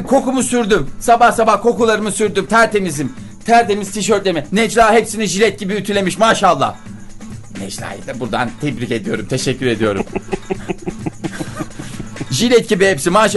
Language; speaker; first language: Turkish; native; Turkish